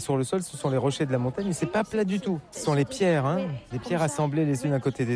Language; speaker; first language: French; native; French